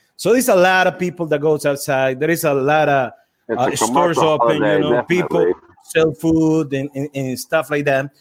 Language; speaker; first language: English; non-native, fluent; Spanish